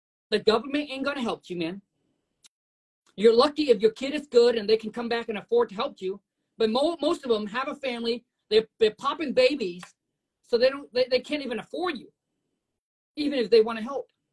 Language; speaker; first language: English; non-native, fluent; Vietnamese